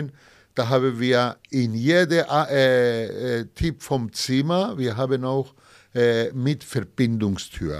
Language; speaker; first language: German; non-native, fluent; Greek